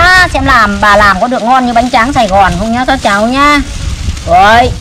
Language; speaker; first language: Vietnamese; native; Vietnamese